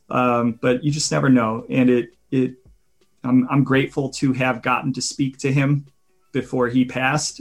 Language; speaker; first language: English; native; English